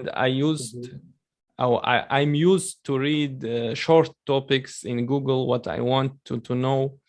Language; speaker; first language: English; non-native, learner; Chechen